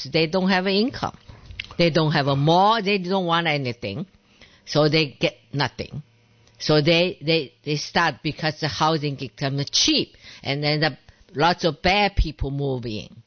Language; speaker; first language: English; non-native, learner; Chinese